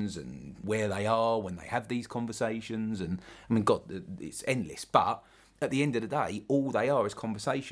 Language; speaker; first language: English; native; English